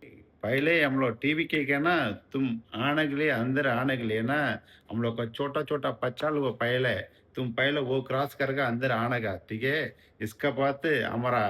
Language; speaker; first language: Hindi; non-native, local second language; Tamil